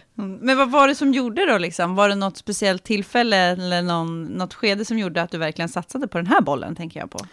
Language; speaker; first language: Swedish; native; Swedish